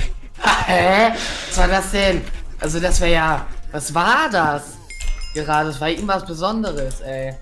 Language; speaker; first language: German; native; German